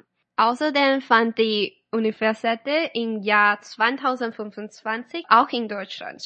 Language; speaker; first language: German; non-native, fluent; Chinese